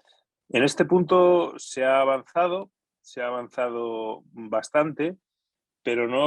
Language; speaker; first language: Spanish; native; Spanish